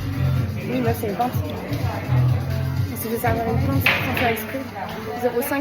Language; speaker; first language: French; native; French